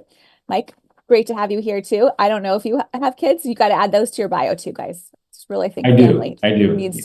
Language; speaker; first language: English; native; English